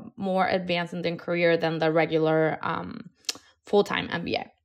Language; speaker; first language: English; non-native, fluent; Spanish